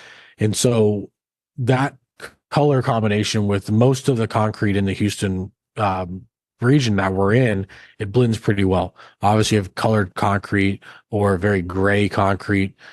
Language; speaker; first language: English; native; English